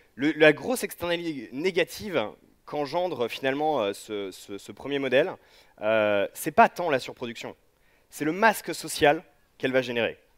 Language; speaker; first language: French; native; French